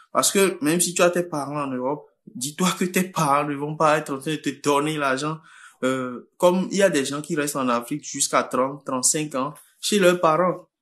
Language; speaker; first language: French; non-native, local second language; Fon